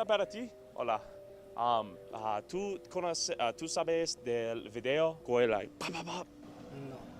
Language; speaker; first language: Spanish; non-native, learner; English